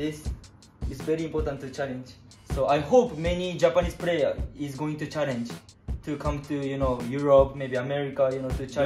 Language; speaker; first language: English; non-native, learner; Japanese